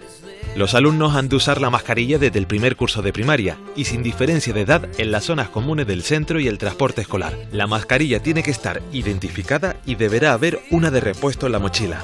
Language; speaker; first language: Spanish; native; Spanish